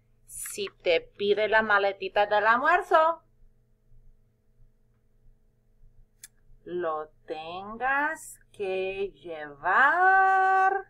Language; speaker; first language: Spanish; non-native, fluent; English